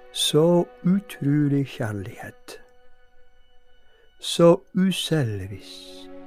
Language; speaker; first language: Norwegian; non-native, fluent; Polish